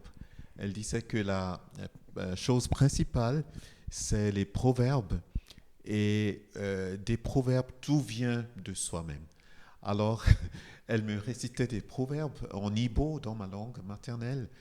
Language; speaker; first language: French; non-native, fluent; Igbo